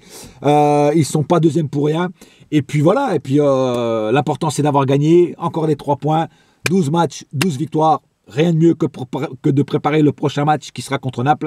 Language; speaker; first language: French; native; French